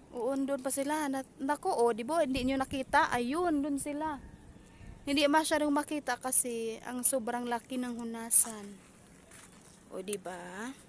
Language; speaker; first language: Filipino; non-native, local second language; Cebuano